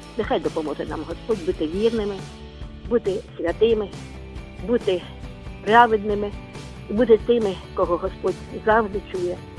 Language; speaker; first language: Ukrainian; non-native, local second language; Russian